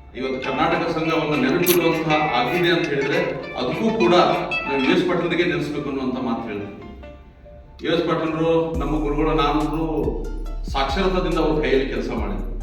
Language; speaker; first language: Kannada; native; Kannada